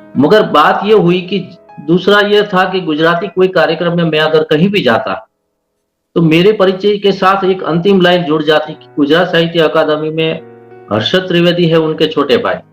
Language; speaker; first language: Hindi; non-native, local second language; Gujarati